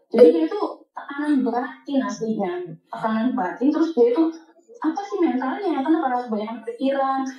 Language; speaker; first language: Indonesian; native; Indonesian